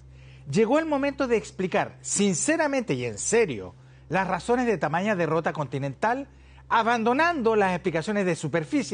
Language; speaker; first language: Spanish; native; Spanish